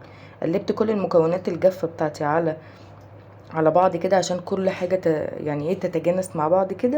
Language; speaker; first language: Arabic; native; Arabic